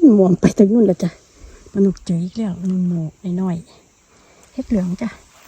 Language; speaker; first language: Thai; native; Thai